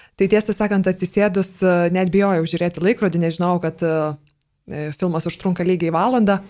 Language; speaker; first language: Lithuanian; native; Lithuanian